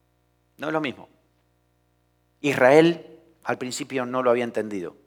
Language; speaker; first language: Spanish; native; Spanish